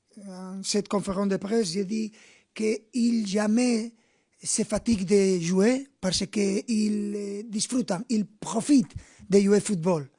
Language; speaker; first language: French; non-native, fluent; Spanish